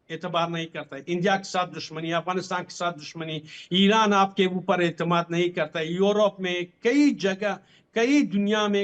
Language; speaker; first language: Hindi; non-native, fluent; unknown